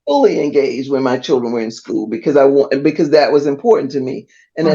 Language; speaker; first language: English; native; English